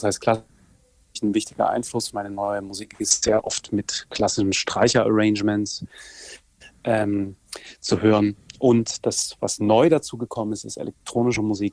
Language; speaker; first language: German; native; German